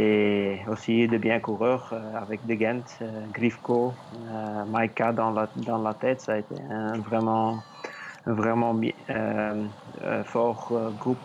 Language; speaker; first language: French; non-native, learner; Dutch